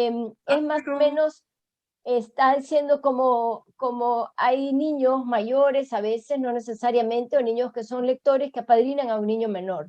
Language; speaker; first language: Spanish; native; Spanish